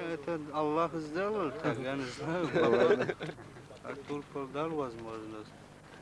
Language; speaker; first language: Russian; non-native, fluent; Turkmen